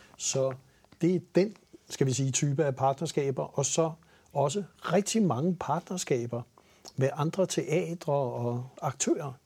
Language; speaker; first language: Danish; native; Danish